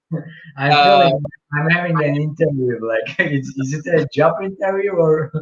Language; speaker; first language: English; non-native, fluent; Turkish